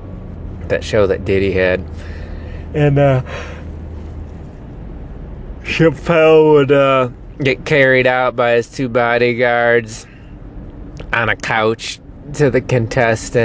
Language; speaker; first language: English; native; English